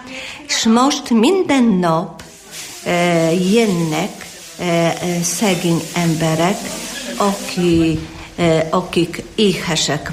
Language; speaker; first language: Hungarian; non-native, learner; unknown